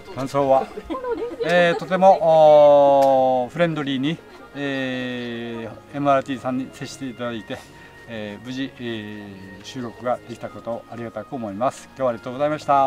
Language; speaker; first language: Japanese; native; Japanese